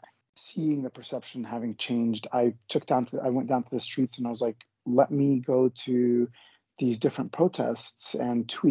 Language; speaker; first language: English; native; English